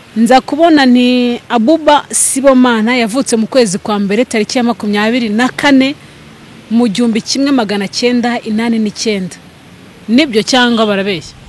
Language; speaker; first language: Kinyarwanda; native; Kinyarwanda